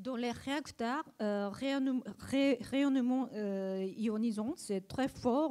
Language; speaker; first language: French; non-native, learner; Japanese